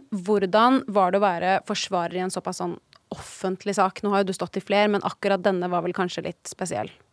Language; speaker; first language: Norwegian; native; Norwegian